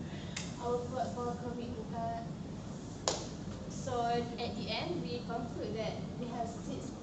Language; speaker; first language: English; non-native, local second language; Malay